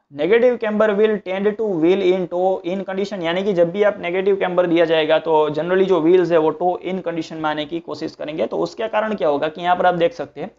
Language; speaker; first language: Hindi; non-native, local second language; Gujarati